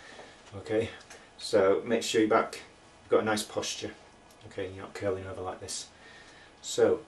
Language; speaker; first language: English; native; English